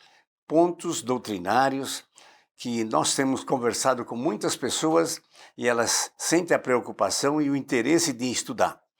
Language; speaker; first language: Portuguese; native; Portuguese